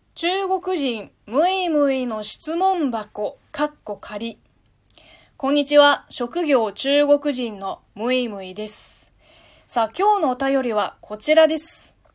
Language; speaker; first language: Japanese; non-native, fluent; Chinese